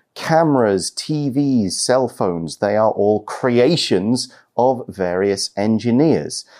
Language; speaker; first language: English; native; English